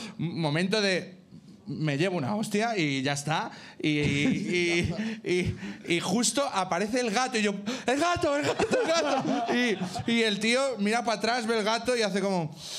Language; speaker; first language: Spanish; native; Spanish